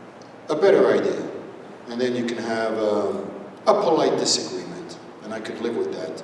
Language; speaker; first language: English; native; English